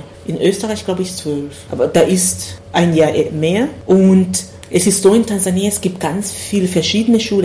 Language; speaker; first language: German; non-native, fluent; Swahili